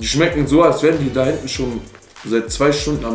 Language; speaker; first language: German; native; German